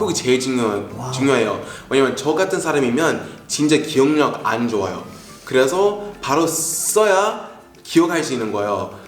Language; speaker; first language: Korean; non-native, fluent; English